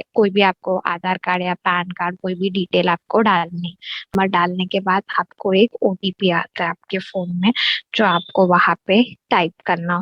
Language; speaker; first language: Hindi; native; Hindi